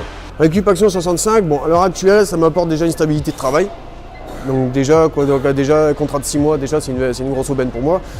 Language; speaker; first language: French; native; French